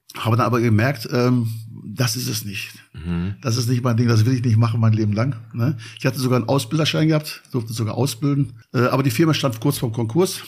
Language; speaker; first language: German; early bilingual, other home language; Turkish